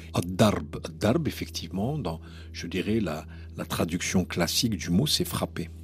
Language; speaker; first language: French; non-native, local second language; Arabic